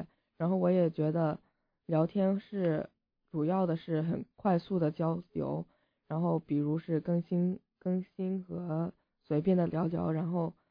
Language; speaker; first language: Chinese; early bilingual, heritage; English